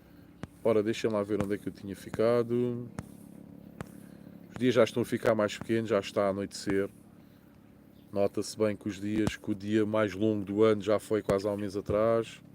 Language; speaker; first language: Portuguese; native; Portuguese